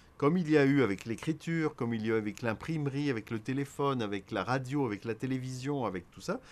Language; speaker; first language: French; native; French